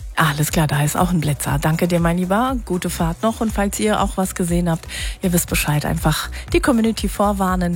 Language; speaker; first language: German; native; German